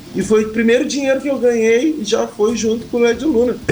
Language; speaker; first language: Portuguese; native; Portuguese